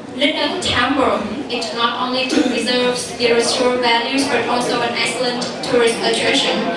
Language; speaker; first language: English; non-native, learner; Vietnamese